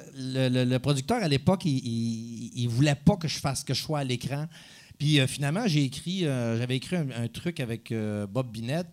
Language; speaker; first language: French; native; French